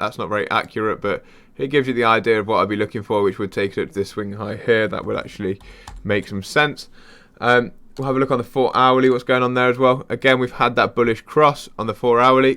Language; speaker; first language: English; native; English